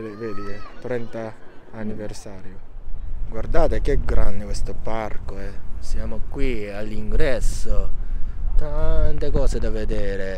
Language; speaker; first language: Italian; non-native, learner; Japanese